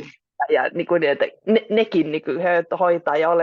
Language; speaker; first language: Finnish; non-native, local second language; Swedish